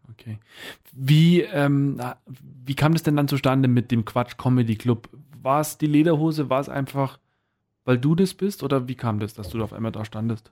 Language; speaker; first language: German; native; German